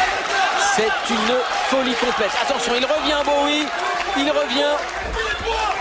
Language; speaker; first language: French; native; French